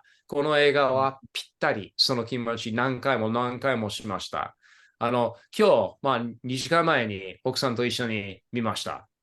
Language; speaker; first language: Japanese; non-native, fluent; English